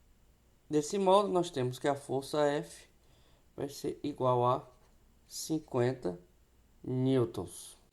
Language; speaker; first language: Portuguese; native; Portuguese